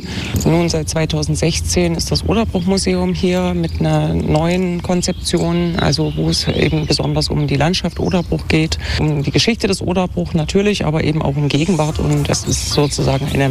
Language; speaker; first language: German; native; German